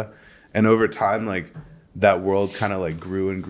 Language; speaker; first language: English; native; English